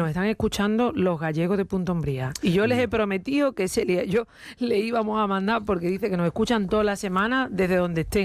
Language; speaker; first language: Spanish; native; Spanish